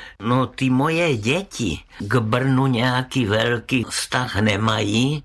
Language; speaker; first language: Czech; native; Czech